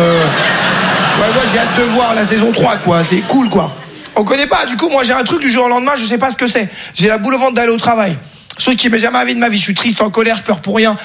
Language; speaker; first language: French; native; French